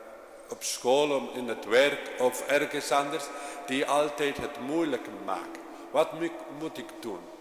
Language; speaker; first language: Dutch; non-native, fluent; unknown